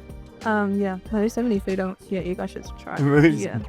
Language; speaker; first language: English; native; English